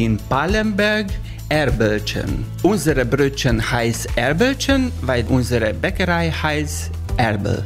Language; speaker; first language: German; non-native, learner; Hungarian